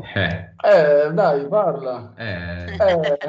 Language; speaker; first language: Italian; native; Italian